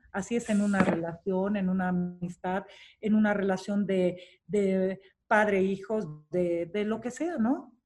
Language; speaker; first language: Spanish; non-native, fluent; Romanian